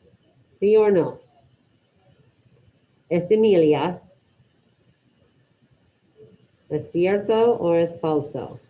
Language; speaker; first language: Spanish; non-native, fluent; English